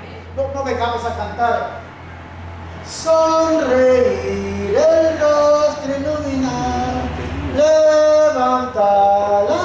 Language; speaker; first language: Spanish; native; Spanish